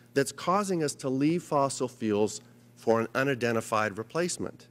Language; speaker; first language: English; native; English